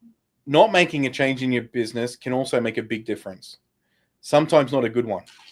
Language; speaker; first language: English; native; English